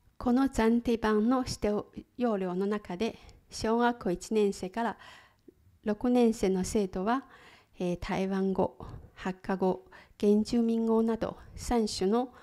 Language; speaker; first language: Japanese; non-native, fluent; Chinese